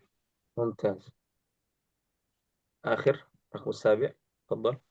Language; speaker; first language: Arabic; non-native, fluent; Indonesian